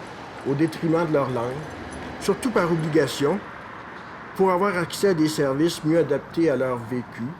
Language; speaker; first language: French; native; French